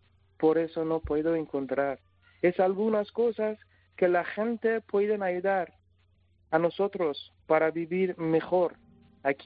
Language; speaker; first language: Spanish; non-native, learner; Persian